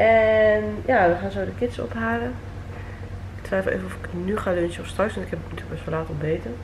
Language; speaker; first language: Dutch; native; Dutch